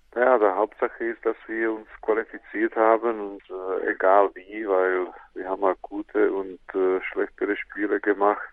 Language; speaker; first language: German; non-native, fluent; Czech